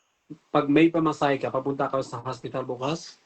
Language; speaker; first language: Filipino; non-native, learner; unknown